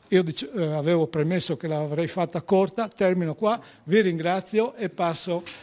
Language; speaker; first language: Italian; native; Italian